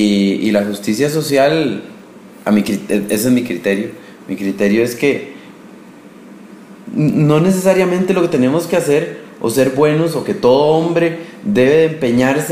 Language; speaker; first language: Spanish; native; Spanish